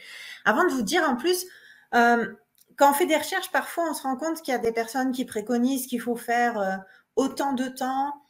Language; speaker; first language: French; native; French